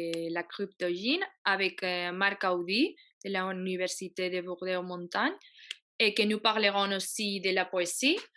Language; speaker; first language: French; non-native, fluent; Catalan